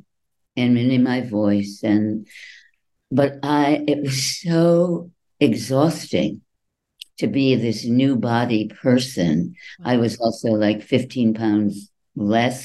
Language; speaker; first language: English; native; English